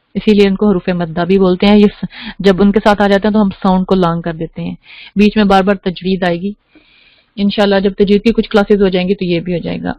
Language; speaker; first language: Urdu; native; Urdu